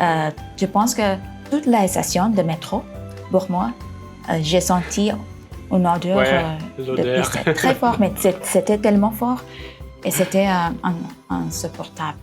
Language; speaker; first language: French; non-native, fluent; Thai